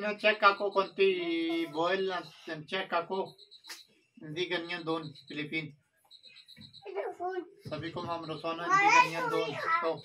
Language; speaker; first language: Filipino; non-native, learner; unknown